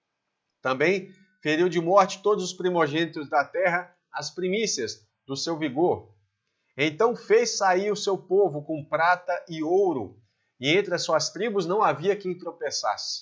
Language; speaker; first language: Portuguese; native; Portuguese